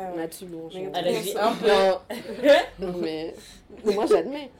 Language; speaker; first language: French; native; French